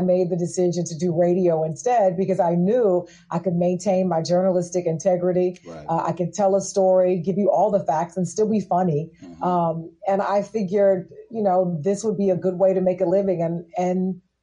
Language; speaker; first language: English; native; English